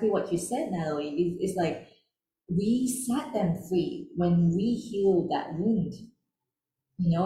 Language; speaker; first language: English; non-native, local second language; Chinese